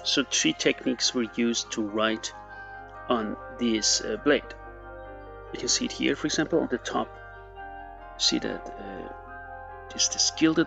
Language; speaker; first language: English; non-native, fluent; Persian